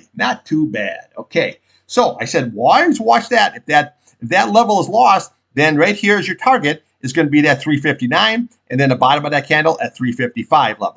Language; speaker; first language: English; native; English